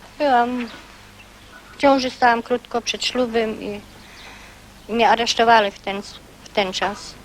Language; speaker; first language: Polish; native; Polish